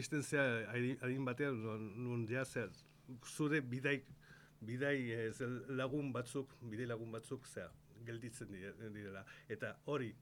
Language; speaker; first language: Basque; non-native, local second language; Spanish